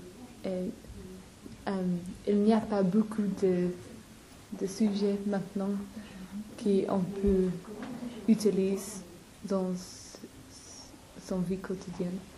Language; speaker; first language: French; non-native, learner; English